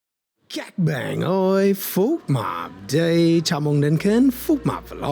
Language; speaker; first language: Vietnamese; non-native, learner; English